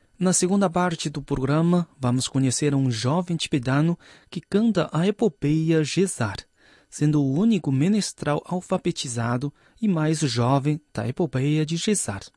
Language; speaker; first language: Portuguese; non-native, fluent; Chinese